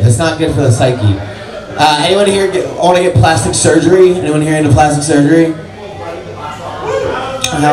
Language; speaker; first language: English; native; English